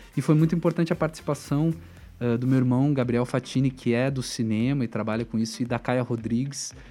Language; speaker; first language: Portuguese; native; Portuguese